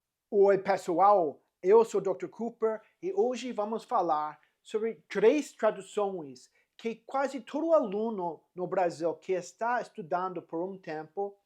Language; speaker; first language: Portuguese; non-native, fluent; English